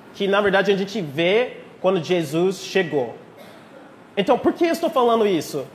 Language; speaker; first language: Portuguese; non-native, fluent; English